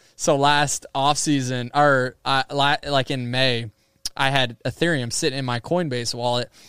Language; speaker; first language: English; native; English